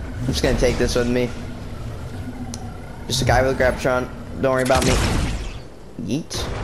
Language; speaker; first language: English; native; English